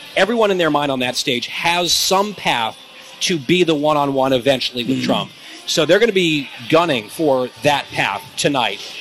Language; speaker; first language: English; native; English